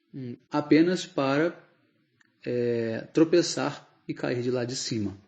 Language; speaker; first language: Portuguese; native; Portuguese